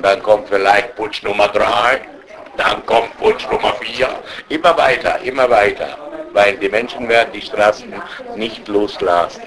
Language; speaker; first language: German; non-native, fluent; Arabic